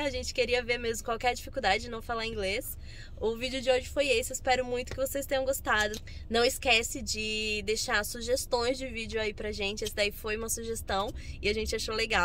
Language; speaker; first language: Portuguese; native; Portuguese